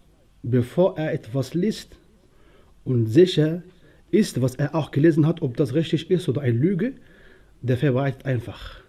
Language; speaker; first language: German; non-native, local second language; Arabic